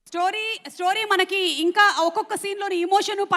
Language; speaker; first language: Telugu; native; Telugu